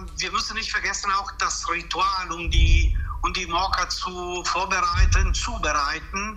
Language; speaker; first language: German; non-native, fluent; Italian